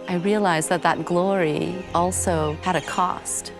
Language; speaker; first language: English; early bilingual, other home language; Khmer